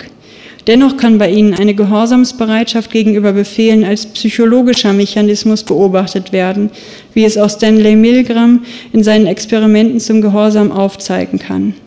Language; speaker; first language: German; native; German